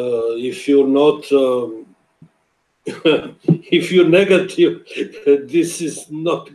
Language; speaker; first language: English; non-native, learner; Serbian